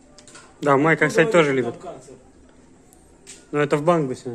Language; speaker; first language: Russian; native; Russian